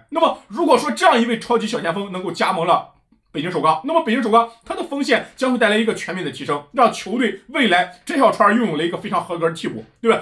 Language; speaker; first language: Chinese; native; Chinese